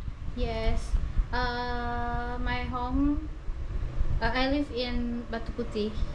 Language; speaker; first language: English; non-native, learner; Indonesian